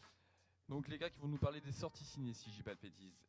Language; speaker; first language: French; native; French